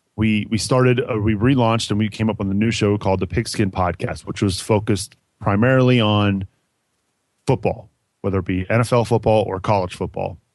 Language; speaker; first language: English; native; English